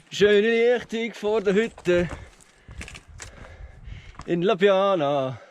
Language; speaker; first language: German; native; German